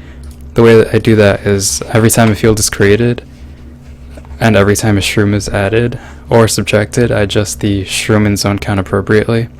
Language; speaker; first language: English; native; English